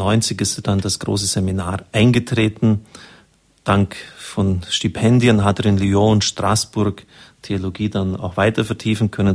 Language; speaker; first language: German; native; German